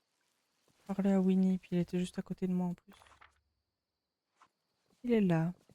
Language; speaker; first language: French; native; French